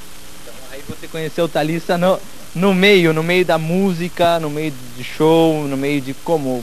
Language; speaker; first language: Portuguese; native; Portuguese